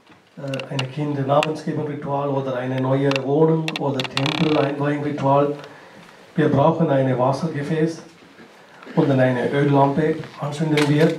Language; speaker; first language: German; non-native, learner; Tamil